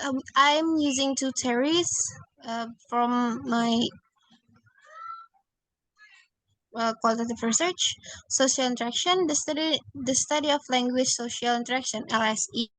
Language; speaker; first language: English; non-native, learner; Indonesian